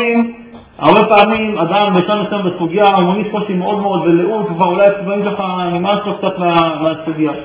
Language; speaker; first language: Hebrew; native; Hebrew